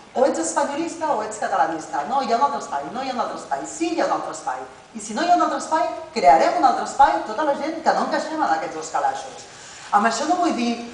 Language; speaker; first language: Catalan; non-native, local second language; Spanish